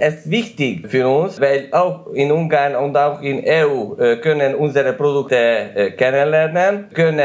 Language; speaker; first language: German; non-native, learner; Hungarian